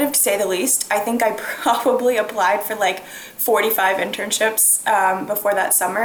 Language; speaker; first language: English; native; English